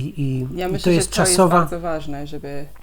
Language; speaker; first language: Polish; non-native, learner; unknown